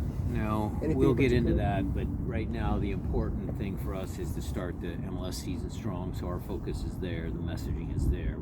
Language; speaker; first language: English; native; English